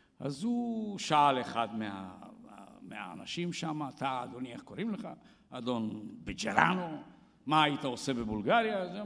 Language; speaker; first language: Hebrew; non-native, fluent; Bulgarian